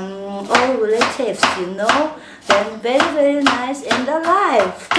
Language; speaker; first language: English; non-native, learner; Tibetan